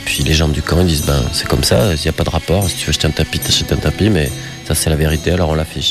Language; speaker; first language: French; native; French